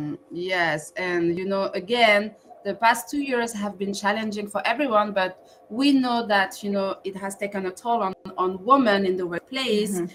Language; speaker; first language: English; non-native, fluent; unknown